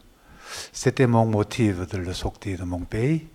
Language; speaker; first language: French; non-native, learner; Korean